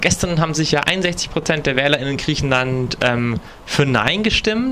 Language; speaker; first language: German; native; German